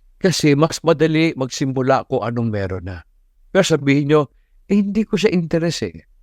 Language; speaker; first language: Filipino; non-native, local second language; Cebuano